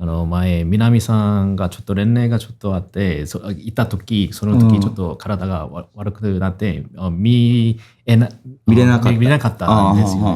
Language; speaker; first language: Japanese; non-native, fluent; Korean